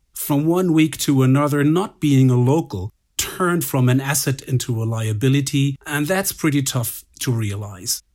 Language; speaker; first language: English; non-native, fluent; German